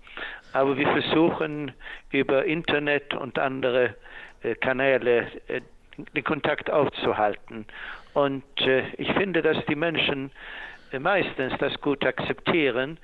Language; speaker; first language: German; non-native, fluent; Swedish